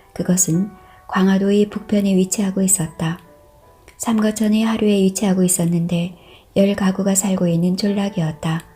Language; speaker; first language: Korean; native; Korean